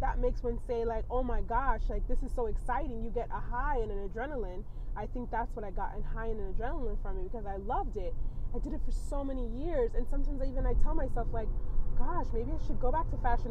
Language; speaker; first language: English; early bilingual, other home language; Spanish